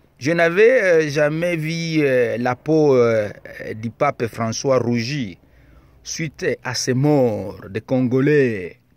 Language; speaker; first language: French; non-native, local second language; Lingala